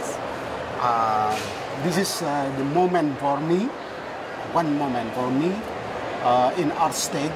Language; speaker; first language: English; non-native, learner; Indonesian